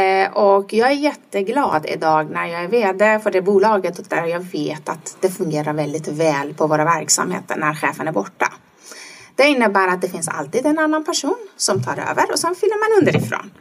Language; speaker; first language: Swedish; non-native, fluent; Persian